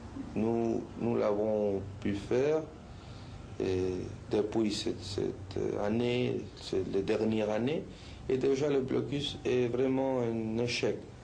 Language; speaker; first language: French; non-native, learner; Spanish